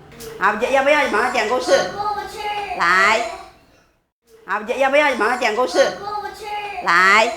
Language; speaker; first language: Chinese; non-native, fluent; Vietnamese